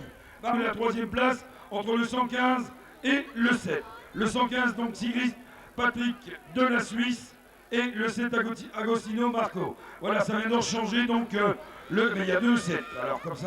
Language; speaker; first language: French; native; French